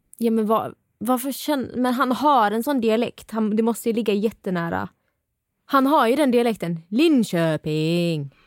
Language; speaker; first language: Swedish; native; Swedish